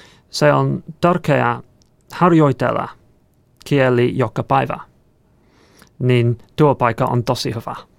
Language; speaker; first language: Finnish; non-native, learner; English